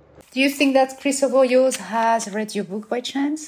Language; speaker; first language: English; non-native, fluent; French